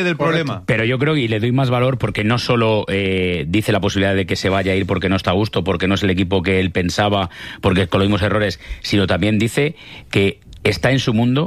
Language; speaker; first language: Spanish; native; Spanish